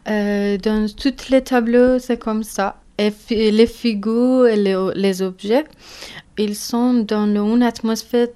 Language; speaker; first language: French; non-native, learner; Persian